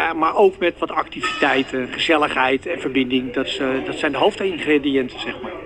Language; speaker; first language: Dutch; native; Dutch